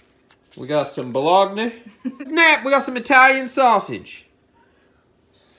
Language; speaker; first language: English; native; English